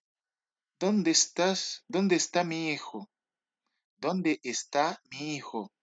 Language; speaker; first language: Spanish; non-native, learner; Haitian Creole